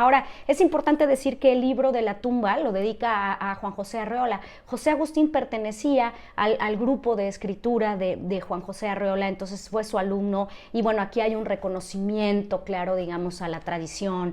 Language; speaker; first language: Spanish; native; Spanish